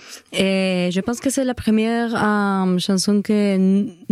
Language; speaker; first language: French; non-native, learner; Spanish